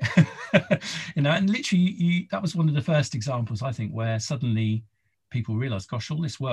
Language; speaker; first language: English; native; English